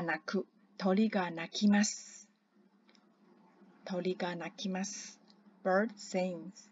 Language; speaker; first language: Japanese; non-native, fluent; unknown